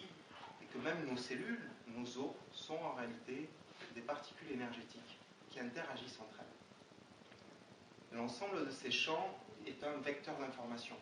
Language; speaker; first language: French; native; French